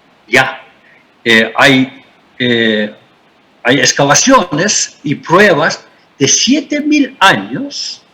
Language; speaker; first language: Spanish; non-native, fluent; Turkish